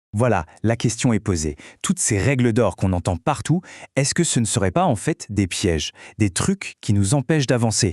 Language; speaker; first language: French; native; French